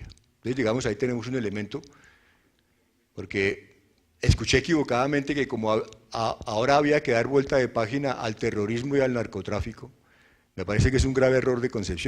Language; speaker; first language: Spanish; native; Spanish